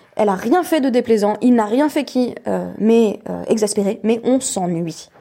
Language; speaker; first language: French; native; French